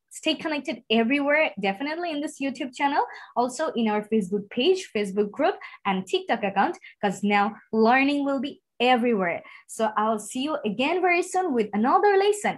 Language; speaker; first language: English; non-native, local second language; Bangla